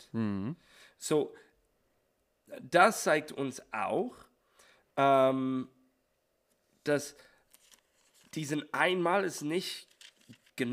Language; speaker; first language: German; non-native, learner; English